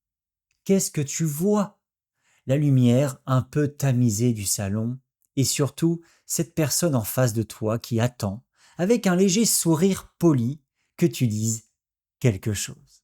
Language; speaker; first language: French; native; French